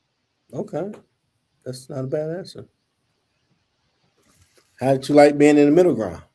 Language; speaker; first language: English; native; English